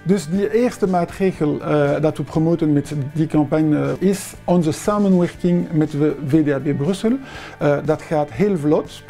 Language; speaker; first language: Dutch; non-native, local second language; French